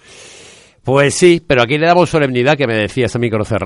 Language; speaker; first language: Spanish; native; Spanish